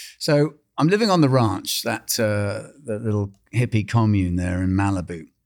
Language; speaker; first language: English; native; English